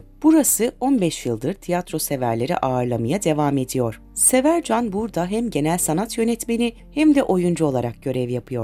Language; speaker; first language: Turkish; native; Turkish